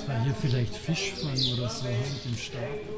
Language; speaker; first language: German; native; German